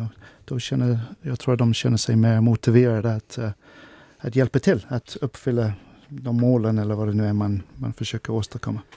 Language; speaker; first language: Swedish; non-native, fluent; English